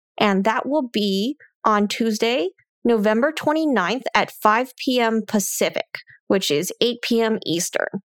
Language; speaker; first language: English; native; English